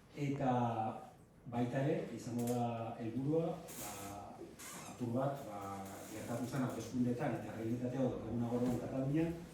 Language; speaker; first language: Basque; non-native, fluent; Catalan